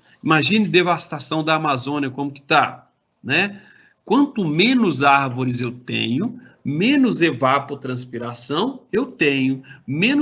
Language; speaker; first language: Portuguese; native; Portuguese